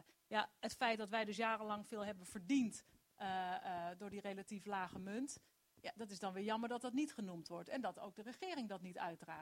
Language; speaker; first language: Dutch; native; Dutch